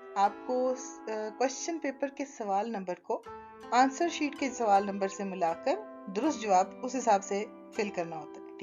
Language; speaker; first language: Urdu; native; Urdu